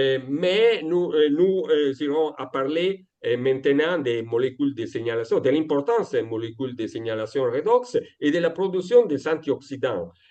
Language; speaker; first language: French; non-native, fluent; Italian